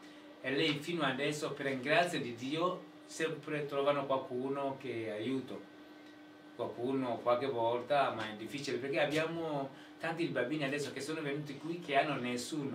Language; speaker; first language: Italian; non-native, fluent; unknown